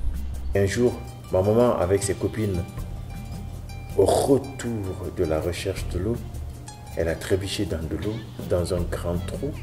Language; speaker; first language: French; non-native, local second language; Mandingo